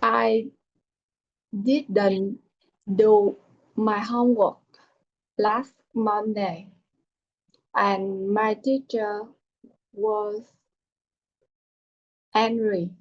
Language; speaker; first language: English; non-native, learner; Vietnamese